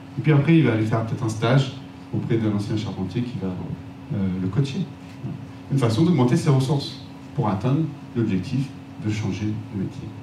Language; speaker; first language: French; native; French